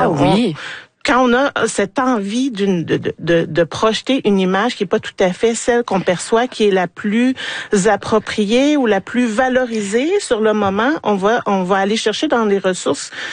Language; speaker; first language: French; native; French